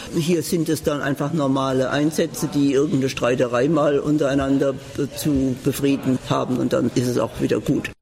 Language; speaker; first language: German; native; German